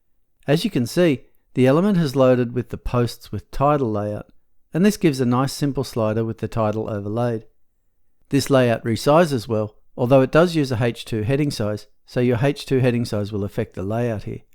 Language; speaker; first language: English; native; English